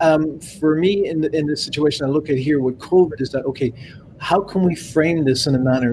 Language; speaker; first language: English; native; English